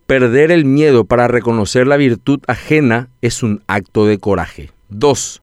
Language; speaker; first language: Spanish; native; Spanish